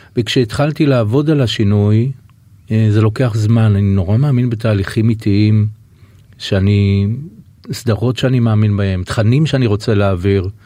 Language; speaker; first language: Hebrew; native; Hebrew